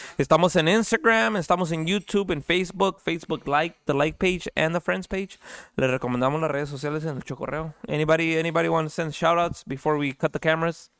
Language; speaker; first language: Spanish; early bilingual, heritage; Spanish